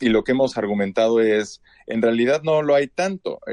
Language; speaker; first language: Spanish; native; Spanish